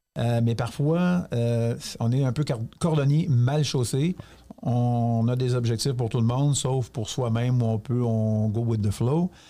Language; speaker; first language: French; native; French